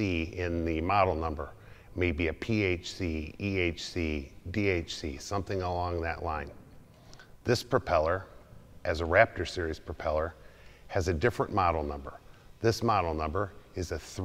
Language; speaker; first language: English; native; English